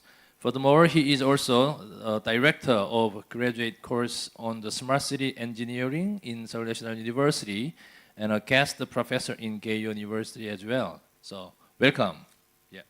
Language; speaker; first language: English; non-native, fluent; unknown